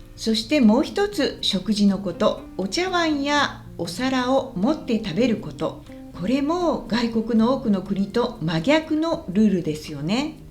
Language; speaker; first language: Japanese; native; Japanese